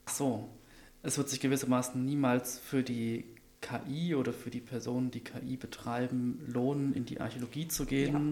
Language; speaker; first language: German; native; German